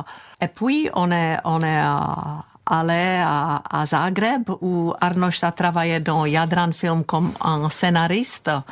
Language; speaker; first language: French; non-native, fluent; Czech